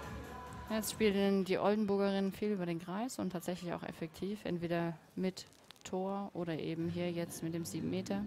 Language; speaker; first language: German; native; German